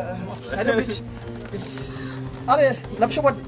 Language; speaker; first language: Polish; non-native, learner; Swahili